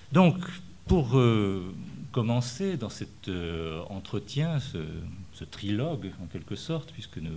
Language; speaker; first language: French; native; French